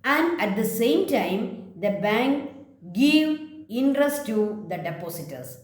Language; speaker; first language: English; non-native, local second language; Malayalam